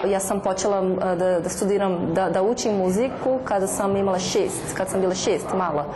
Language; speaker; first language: Serbian; non-native, learner; Portuguese